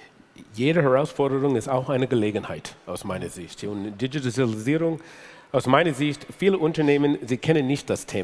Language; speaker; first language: German; non-native, fluent; English